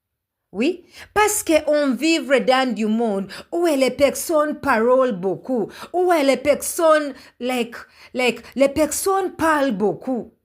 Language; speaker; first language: French; non-native, learner; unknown